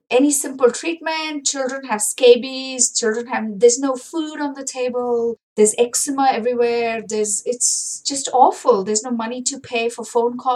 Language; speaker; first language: English; non-native, local second language; Marathi